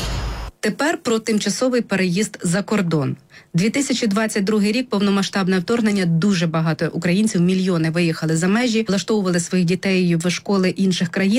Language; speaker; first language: Ukrainian; native; Ukrainian